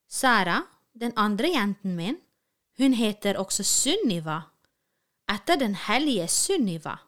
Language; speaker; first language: Norwegian; non-native, fluent; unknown